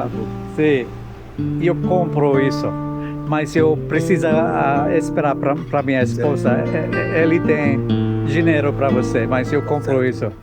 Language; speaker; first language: Portuguese; non-native, learner; English